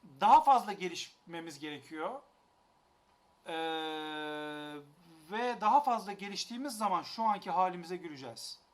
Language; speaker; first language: Turkish; native; Turkish